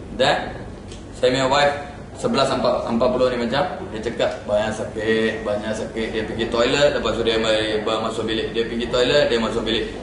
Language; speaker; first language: Malay; non-native, local second language; Tamil